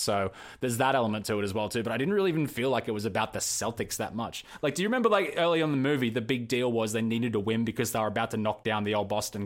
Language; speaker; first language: English; native; English